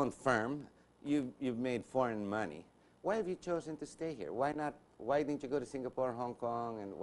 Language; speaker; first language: English; non-native, local second language; Filipino